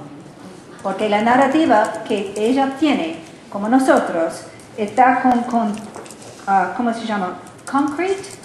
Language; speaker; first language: Spanish; non-native, learner; English